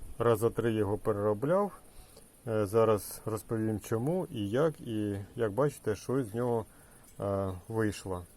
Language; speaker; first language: Ukrainian; non-native, local second language; Russian